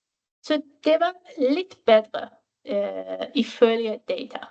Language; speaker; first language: Danish; non-native, fluent; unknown